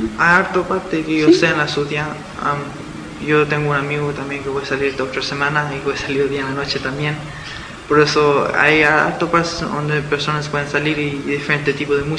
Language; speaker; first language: Spanish; early bilingual, heritage; Spanish